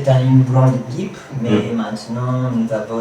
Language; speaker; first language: French; non-native, learner; Kamba